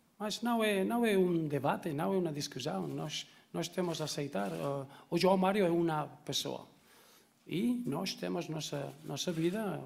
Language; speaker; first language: Portuguese; non-native, learner; Spanish